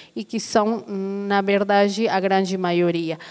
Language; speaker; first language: Portuguese; non-native, fluent; Aymara